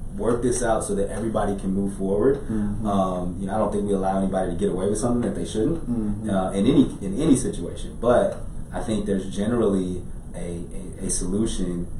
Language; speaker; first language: English; native; English